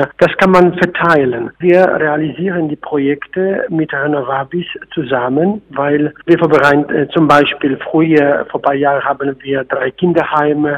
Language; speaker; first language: German; non-native, fluent; Polish